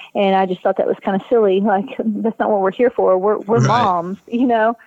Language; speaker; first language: English; native; English